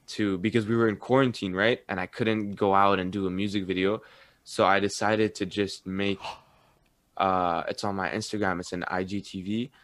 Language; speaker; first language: English; early bilingual, other home language; Arabic